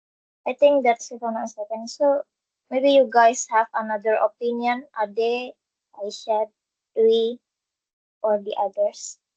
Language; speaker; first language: English; non-native, learner; Indonesian